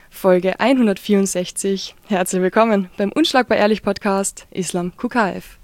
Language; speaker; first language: German; native; German